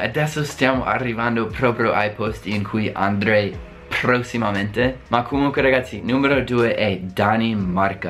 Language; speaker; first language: Italian; non-native, fluent; English